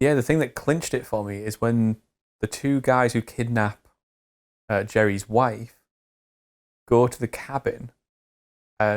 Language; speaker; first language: English; native; English